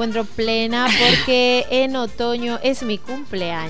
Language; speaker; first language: Spanish; native; Spanish